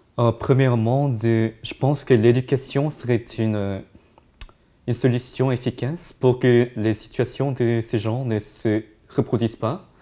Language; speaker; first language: French; early bilingual, other home language; Korean